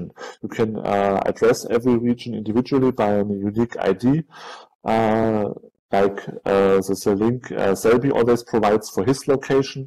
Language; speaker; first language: English; non-native, fluent; German